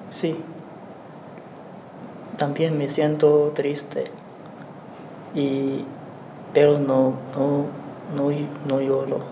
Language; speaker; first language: Spanish; non-native, learner; Chinese